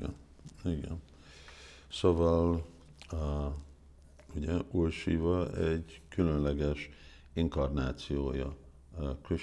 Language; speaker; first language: Hungarian; early bilingual, heritage; Hungarian